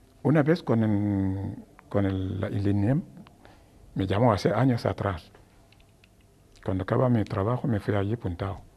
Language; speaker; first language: Spanish; non-native, learner; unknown